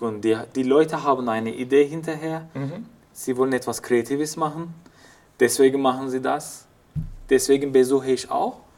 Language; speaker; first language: German; non-native, fluent; Turkish